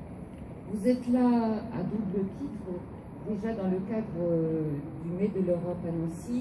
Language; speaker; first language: French; native; French